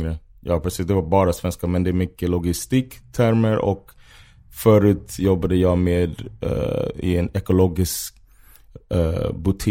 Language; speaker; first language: Swedish; non-native, fluent; English